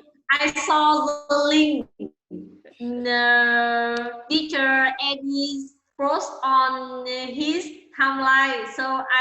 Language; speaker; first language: English; non-native, learner; Vietnamese